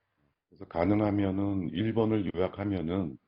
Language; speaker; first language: Korean; native; Korean